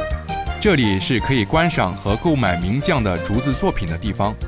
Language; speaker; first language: Chinese; native; Chinese